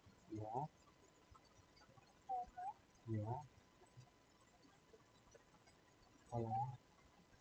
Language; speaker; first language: Indonesian; native; Indonesian